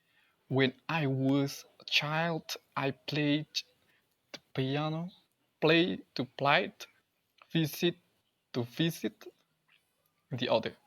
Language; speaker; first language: English; non-native, learner; Indonesian